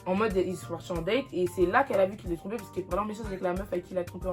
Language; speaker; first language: French; native; French